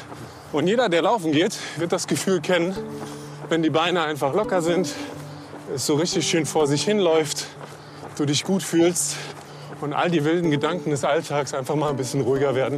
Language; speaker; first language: German; native; German